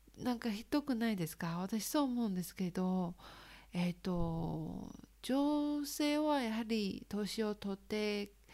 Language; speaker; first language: Japanese; non-native, learner; Chinese